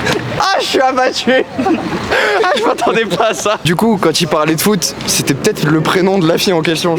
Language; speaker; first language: French; native; French